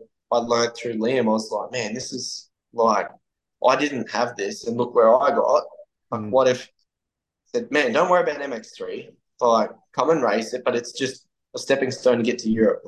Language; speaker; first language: English; native; English